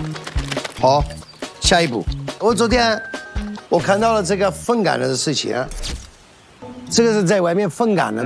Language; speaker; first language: Chinese; non-native, learner; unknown